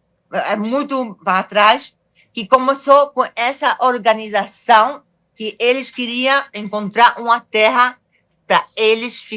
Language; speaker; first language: Portuguese; non-native, fluent; Arabic